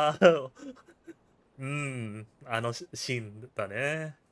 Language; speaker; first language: Japanese; non-native, learner; English